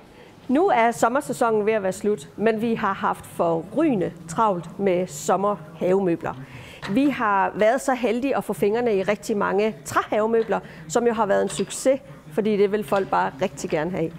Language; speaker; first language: Danish; native; Danish